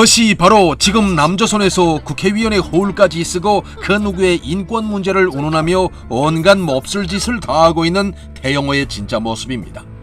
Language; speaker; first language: Korean; native; Korean